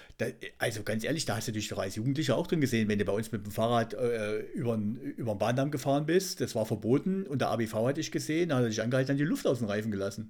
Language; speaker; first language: German; native; German